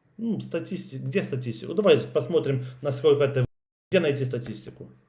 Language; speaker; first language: Russian; native; Russian